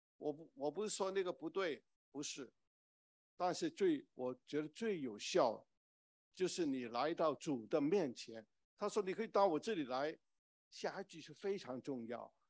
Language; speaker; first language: Chinese; non-native, local second language; Cantonese